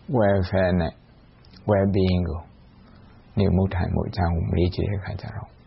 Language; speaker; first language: Burmese; non-native, local second language; Shan